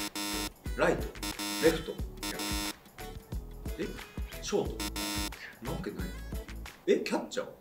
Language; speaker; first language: Japanese; native; Japanese